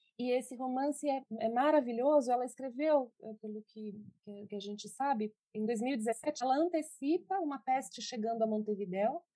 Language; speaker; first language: Portuguese; early bilingual, other home language; Spanish